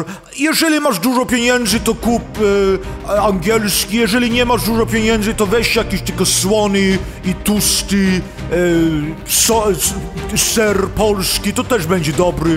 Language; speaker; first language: Polish; early bilingual, heritage; Polish